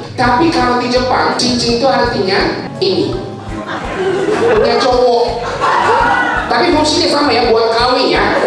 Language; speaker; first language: Indonesian; non-native, fluent; Japanese